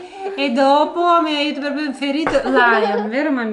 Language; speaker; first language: Italian; early bilingual, other home language; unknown